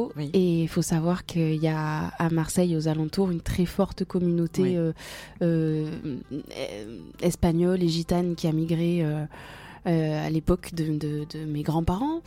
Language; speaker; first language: French; native; French